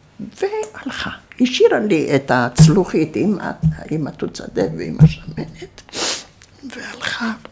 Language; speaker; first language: Hebrew; early bilingual, other home language; Yiddish